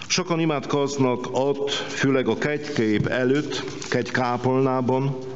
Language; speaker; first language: Hungarian; non-native, fluent; Polish